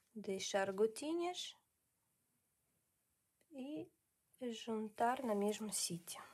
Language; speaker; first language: Portuguese; non-native, learner; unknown